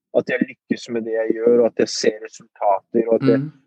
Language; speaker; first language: Norwegian; early bilingual, other home language; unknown